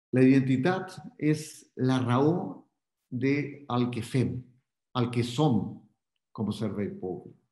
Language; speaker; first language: Catalan; non-native, local second language; Spanish